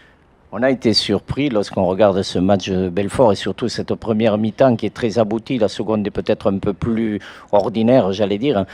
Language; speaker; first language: French; native; French